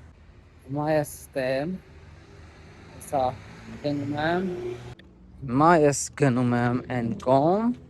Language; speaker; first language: Armenian; non-native, learner; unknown